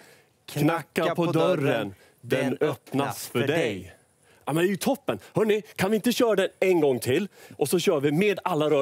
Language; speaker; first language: Swedish; native; Swedish